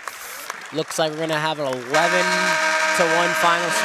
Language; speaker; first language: English; native; English